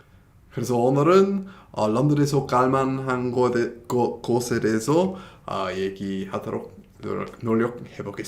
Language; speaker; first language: Korean; non-native, fluent; English